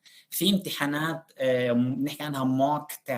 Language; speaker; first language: Arabic; native; Arabic